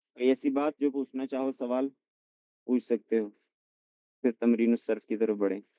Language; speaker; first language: Urdu; non-native, local second language; Punjabi